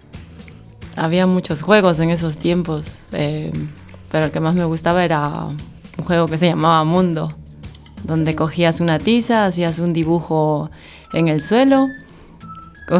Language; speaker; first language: Spanish; native; Spanish